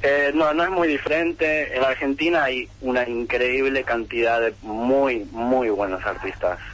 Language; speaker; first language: Spanish; native; Spanish